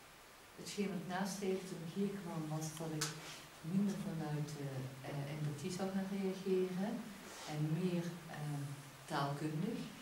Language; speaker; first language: Dutch; native; Dutch